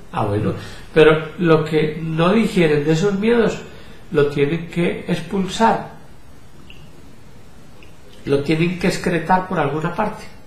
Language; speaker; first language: Spanish; native; Spanish